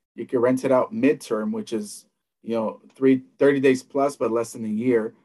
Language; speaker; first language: English; native; English